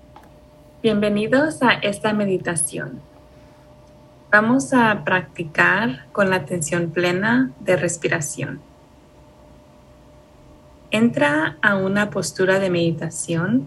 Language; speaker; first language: Spanish; early bilingual, heritage; Spanish